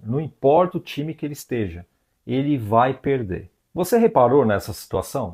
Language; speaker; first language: Portuguese; native; Portuguese